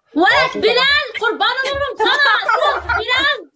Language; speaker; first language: Turkish; non-native, learner; Arabic